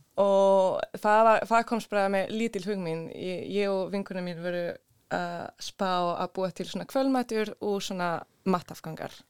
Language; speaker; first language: Icelandic; non-native, learner; Swedish